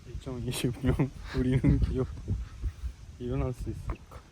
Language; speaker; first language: Korean; non-native, fluent; Japanese